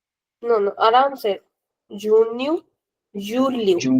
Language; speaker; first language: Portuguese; non-native, fluent; Hindi